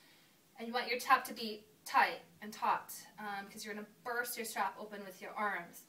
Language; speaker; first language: English; native; English